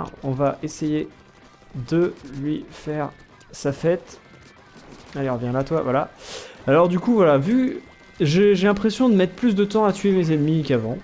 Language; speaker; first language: French; native; French